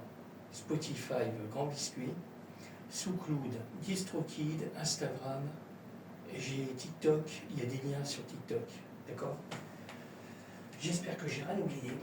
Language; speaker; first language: French; native; French